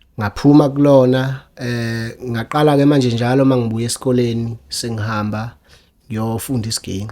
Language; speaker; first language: Zulu; native; Zulu